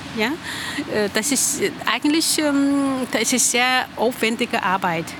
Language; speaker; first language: German; non-native, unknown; Vietnamese